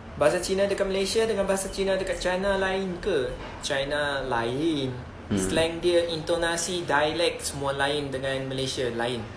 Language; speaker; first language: Malay; non-native, local second language; Chinese